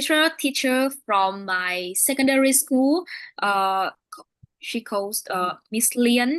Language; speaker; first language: English; non-native, learner; Vietnamese